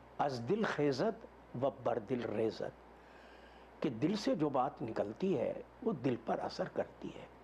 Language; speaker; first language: Urdu; non-native, local second language; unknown